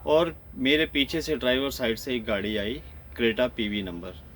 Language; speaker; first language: Hindi; native; Hindi